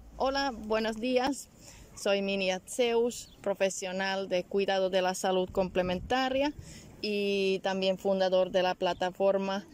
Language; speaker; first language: Spanish; non-native, learner; Finnish